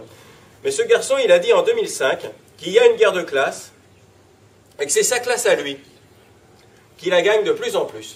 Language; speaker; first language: French; native; French